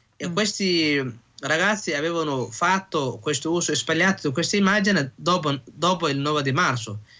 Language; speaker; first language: Italian; non-native, fluent; Somali